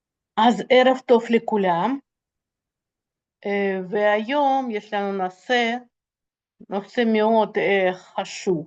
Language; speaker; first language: Hebrew; non-native, fluent; Russian